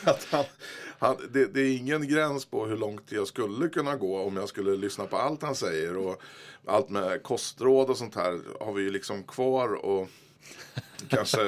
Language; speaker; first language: Swedish; native; Swedish